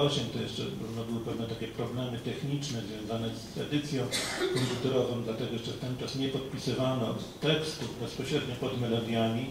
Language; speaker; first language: Polish; native; Polish